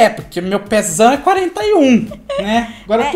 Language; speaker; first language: Portuguese; native; Portuguese